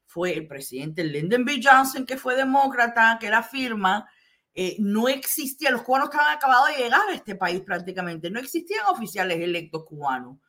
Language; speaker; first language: Spanish; early bilingual, heritage; Spanish